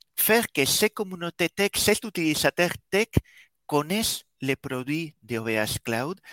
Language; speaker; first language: French; non-native, fluent; Spanish